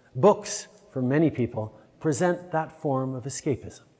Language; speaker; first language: English; early bilingual, other home language; French